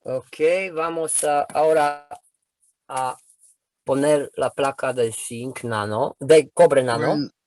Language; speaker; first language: Spanish; non-native, fluent; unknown